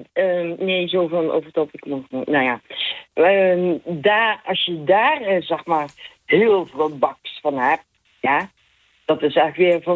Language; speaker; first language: Dutch; native; Dutch